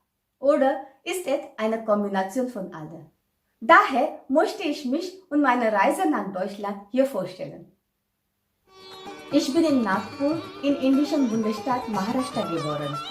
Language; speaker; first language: German; non-native, fluent; Marathi